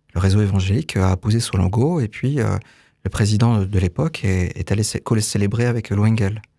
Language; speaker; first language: French; native; French